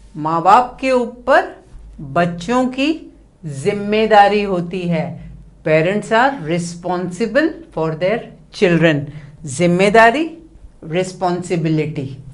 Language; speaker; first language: Hindi; non-native, local second language; Tamil